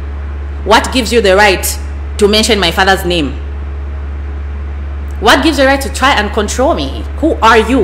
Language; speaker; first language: English; non-native, local second language; Bemba